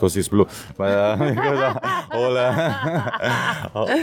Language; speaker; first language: English; non-native, learner; Italian